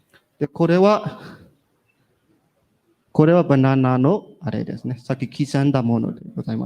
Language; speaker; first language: Japanese; non-native, learner; Burmese